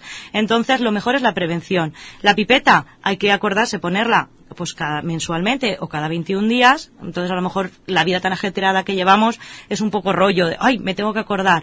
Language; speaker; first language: Spanish; native; Spanish